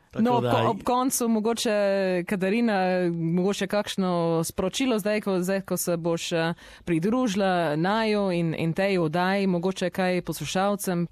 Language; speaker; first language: Slovenian; early bilingual, heritage; Slovenian